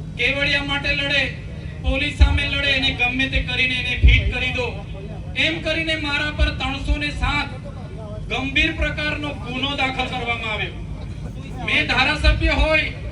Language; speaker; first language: Gujarati; non-native, local second language; Vasavi